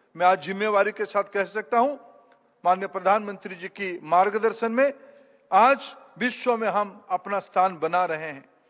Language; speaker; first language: Hindi; non-native, local second language; Odia